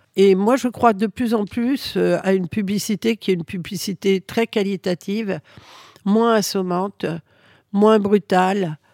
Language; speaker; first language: French; early bilingual, other home language; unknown